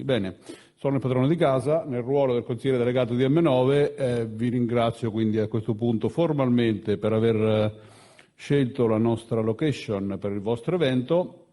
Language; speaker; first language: Italian; native; Italian